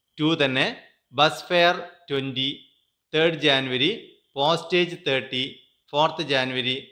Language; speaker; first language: English; non-native, local second language; Malayalam